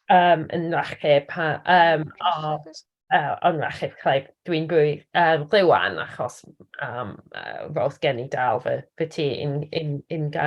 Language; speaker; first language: Welsh; non-native, learner; English